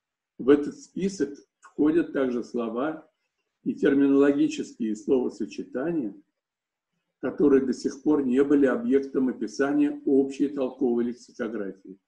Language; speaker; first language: Russian; native; Russian